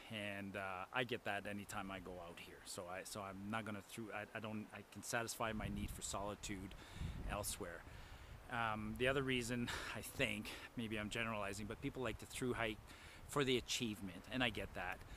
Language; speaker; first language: English; non-native, local second language; French